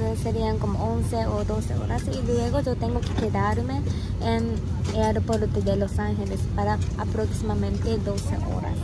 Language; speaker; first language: Spanish; non-native, learner; Japanese